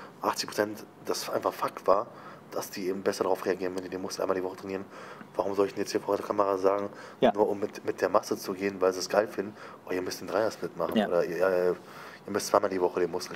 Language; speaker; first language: German; native; German